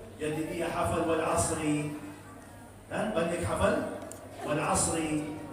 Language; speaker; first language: Malay; non-native, fluent; Arabic